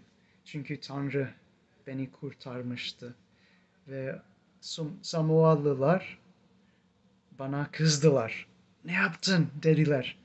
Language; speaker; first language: Turkish; non-native, fluent; English